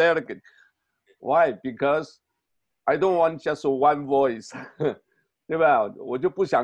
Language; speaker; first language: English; non-native, learner; Chinese